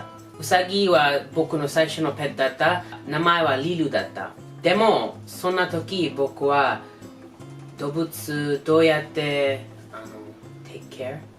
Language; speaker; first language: Japanese; non-native, learner; English